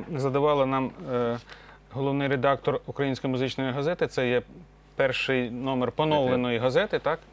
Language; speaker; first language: Ukrainian; native; Ukrainian